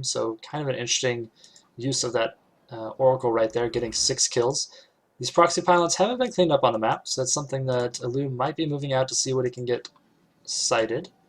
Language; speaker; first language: English; native; English